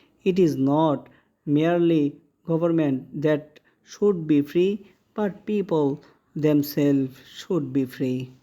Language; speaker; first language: English; non-native, local second language; Bangla